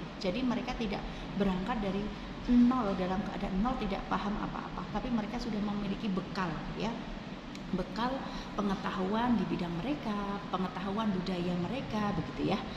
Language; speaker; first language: Indonesian; native; Indonesian